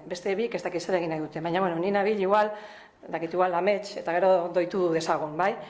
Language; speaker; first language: Basque; native; Basque